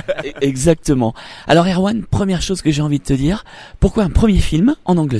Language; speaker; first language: French; native; French